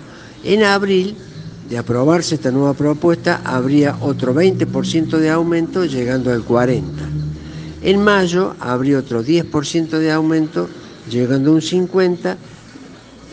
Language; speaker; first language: Spanish; native; Spanish